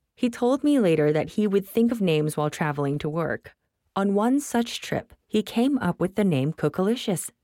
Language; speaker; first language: English; non-native, local second language; Tamil